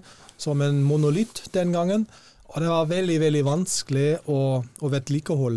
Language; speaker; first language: Norwegian; non-native, fluent; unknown